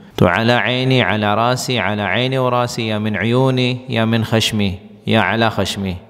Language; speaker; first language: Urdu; non-native, local second language; Pashto